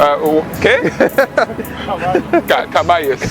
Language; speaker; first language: Spanish; non-native, learner; French